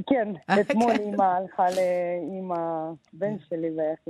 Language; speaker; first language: Hebrew; non-native, learner; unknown